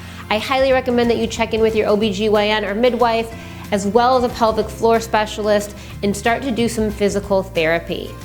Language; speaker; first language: English; native; English